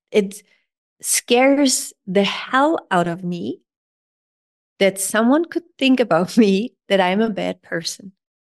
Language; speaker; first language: English; non-native, fluent; German